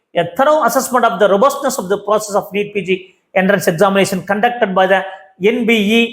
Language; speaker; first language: English; non-native, local second language; Tamil